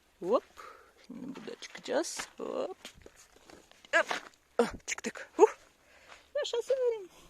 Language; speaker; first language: Turkish; non-native, learner; Russian